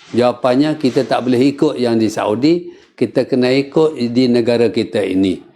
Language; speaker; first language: Malay; native; Malay